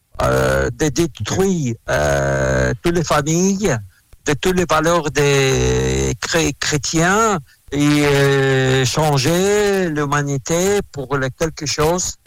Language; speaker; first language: French; non-native, learner; Russian